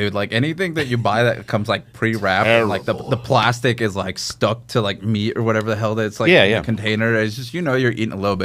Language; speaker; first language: English; native; English